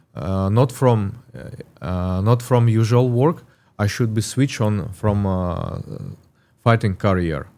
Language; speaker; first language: English; non-native, learner; Russian